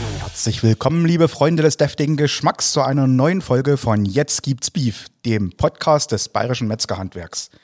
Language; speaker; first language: German; native; German